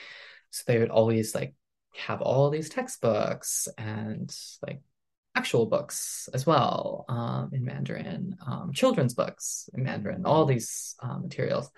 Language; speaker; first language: English; early bilingual, other home language; Min Nan Chinese